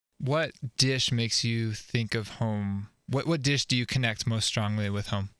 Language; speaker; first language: English; native; English